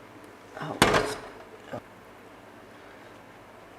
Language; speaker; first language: English; non-native, learner; Italian